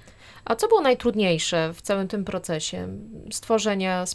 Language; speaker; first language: Polish; native; Polish